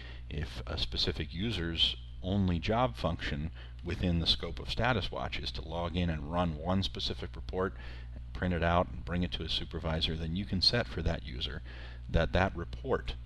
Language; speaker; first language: English; native; English